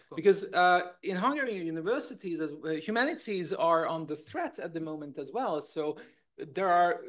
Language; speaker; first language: English; non-native, fluent; Hungarian